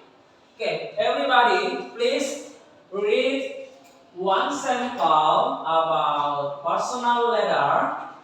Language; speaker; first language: English; non-native, learner; Indonesian